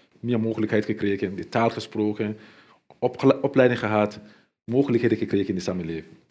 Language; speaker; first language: Dutch; non-native, fluent; Mandingo